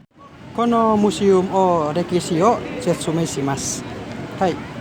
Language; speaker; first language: Japanese; non-native, learner; Indonesian